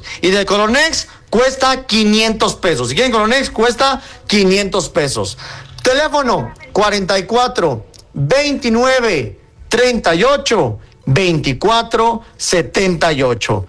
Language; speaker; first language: Spanish; native; Spanish